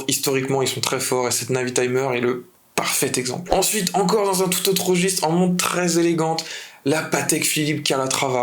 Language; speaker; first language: French; native; French